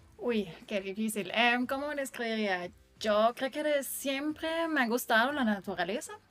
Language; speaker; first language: Spanish; non-native, fluent; German